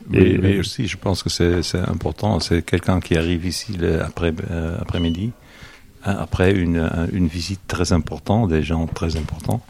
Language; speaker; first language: French; non-native, learner; Dutch